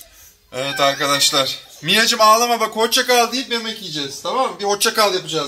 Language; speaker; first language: Turkish; native; Turkish